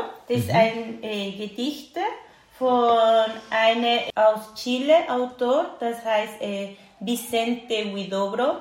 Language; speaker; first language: German; non-native, learner; Spanish